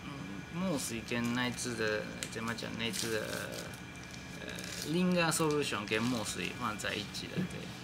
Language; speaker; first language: Chinese; non-native, learner; Japanese